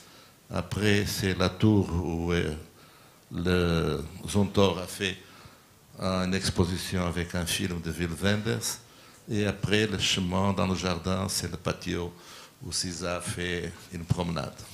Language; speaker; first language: French; non-native, learner; Portuguese